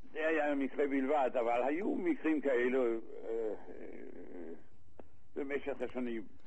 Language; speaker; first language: Hebrew; non-native, fluent; Danish